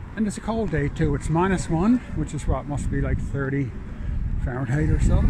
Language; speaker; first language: English; native; English